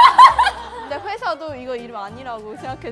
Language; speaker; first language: Korean; non-native, fluent; Chinese